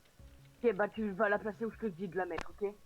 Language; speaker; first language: French; native; French